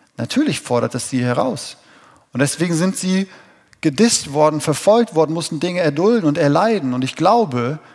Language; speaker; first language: German; native; German